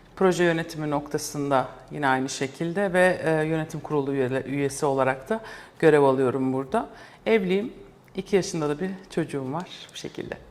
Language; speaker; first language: Turkish; early bilingual, heritage; Turkish